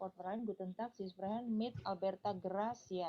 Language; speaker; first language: German; non-native, learner; Indonesian